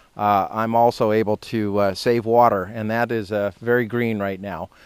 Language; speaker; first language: English; native; English